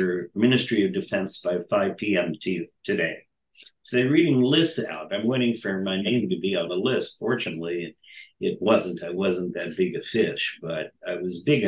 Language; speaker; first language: English; native; English